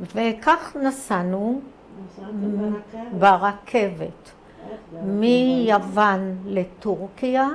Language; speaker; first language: Hebrew; early bilingual, other home language; Croatian